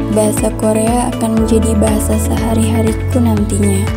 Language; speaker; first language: Indonesian; native; Indonesian